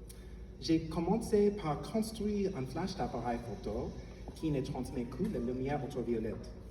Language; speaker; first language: French; non-native, fluent; English